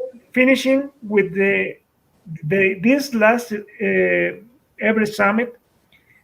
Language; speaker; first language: English; non-native, fluent; Spanish